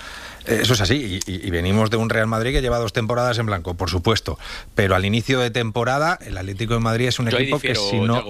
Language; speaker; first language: Spanish; native; Spanish